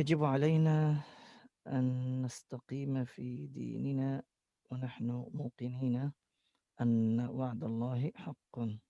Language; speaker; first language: Arabic; non-native, fluent; English